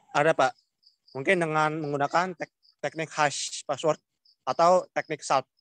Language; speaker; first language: Indonesian; native; Indonesian